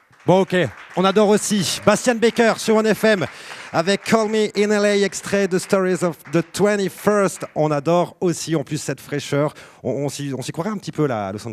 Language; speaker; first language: French; native; French